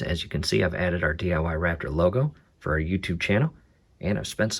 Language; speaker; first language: English; native; English